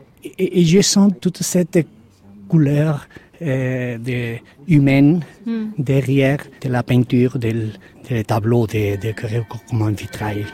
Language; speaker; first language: French; non-native, fluent; Spanish